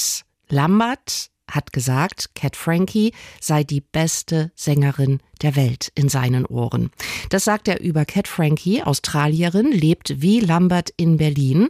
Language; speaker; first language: German; native; German